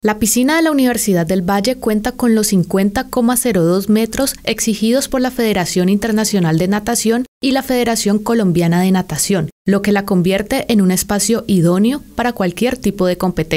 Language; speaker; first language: Spanish; native; Spanish